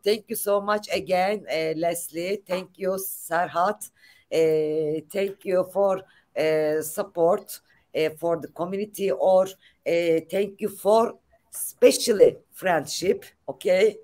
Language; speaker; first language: English; non-native, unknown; Turkish